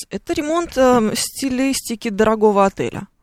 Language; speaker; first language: Russian; native; Russian